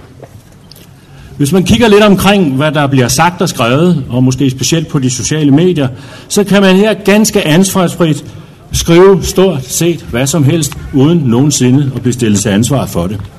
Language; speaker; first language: Danish; native; Danish